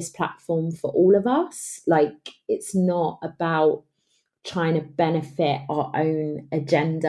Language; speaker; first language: English; native; English